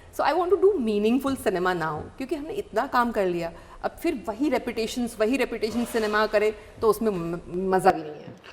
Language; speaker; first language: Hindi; non-native, local second language; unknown